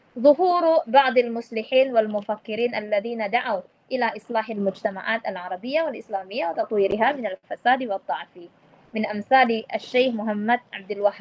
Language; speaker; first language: Arabic; non-native, fluent; Indonesian